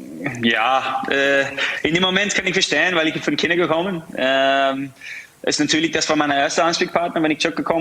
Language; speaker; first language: German; non-native, fluent; English